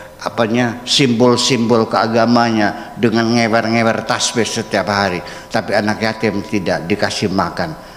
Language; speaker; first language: Indonesian; native; Indonesian